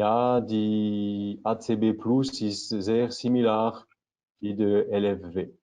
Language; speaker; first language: German; non-native, learner; French